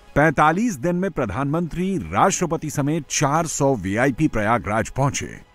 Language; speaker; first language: Hindi; native; Hindi